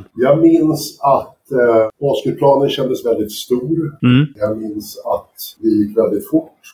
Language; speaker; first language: Swedish; native; Swedish